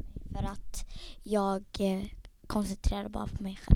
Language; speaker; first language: Swedish; early bilingual, other home language; Somali